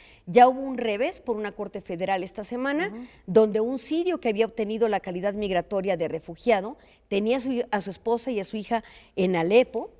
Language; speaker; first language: Spanish; native; Spanish